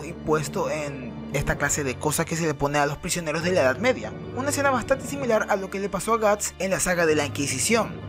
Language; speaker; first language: Spanish; native; Spanish